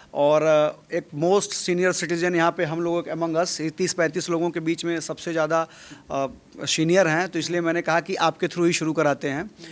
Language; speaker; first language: Hindi; native; Hindi